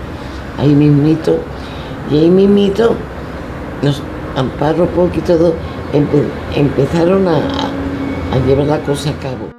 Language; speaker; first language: Spanish; native; Spanish